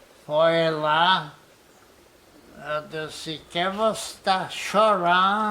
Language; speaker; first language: Portuguese; non-native, fluent; Polish